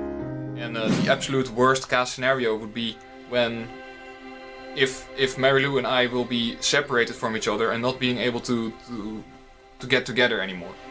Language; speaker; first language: English; non-native, fluent; Dutch